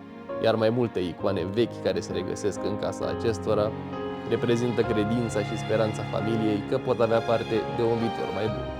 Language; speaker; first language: Romanian; native; Romanian